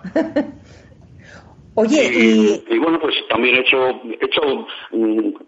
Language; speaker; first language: Spanish; native; Spanish